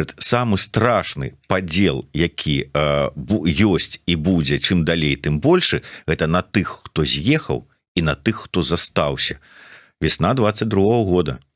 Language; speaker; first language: Belarusian; non-native, local second language; Russian